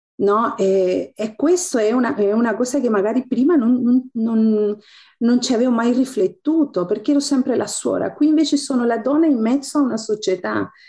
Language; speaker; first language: Italian; non-native, fluent; Spanish